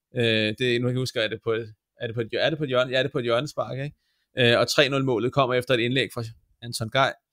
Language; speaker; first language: Danish; native; Danish